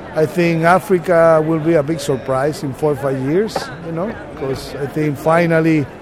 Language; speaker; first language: English; non-native, fluent; Spanish